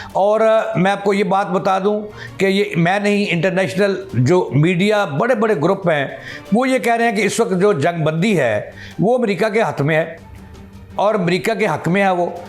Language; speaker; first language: Urdu; non-native, local second language; Punjabi